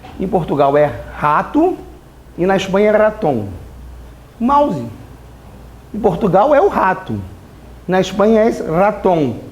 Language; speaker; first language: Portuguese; native; Portuguese